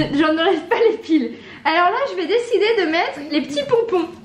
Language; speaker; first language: French; native; French